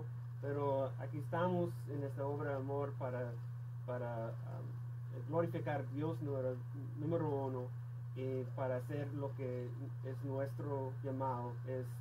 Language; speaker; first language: Spanish; non-native, fluent; English